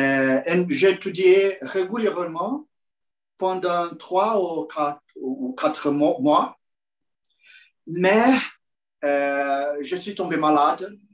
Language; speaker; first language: French; non-native, learner; Portuguese